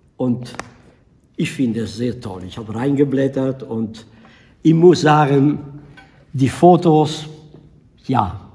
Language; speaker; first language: German; non-native, fluent; Italian